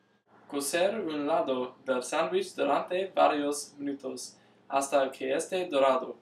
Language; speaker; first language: Spanish; non-native, learner; English